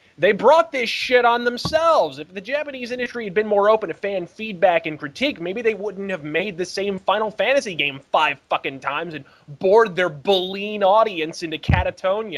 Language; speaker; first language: English; native; English